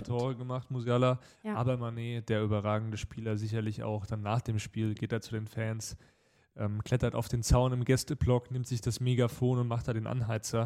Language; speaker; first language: German; native; German